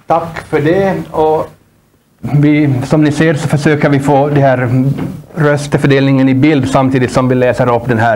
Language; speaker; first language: Swedish; native; Swedish